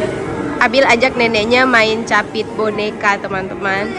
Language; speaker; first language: Indonesian; native; Indonesian